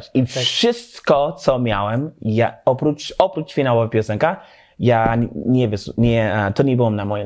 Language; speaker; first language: Polish; non-native, learner; English